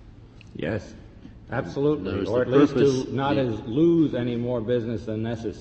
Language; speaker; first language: English; native; English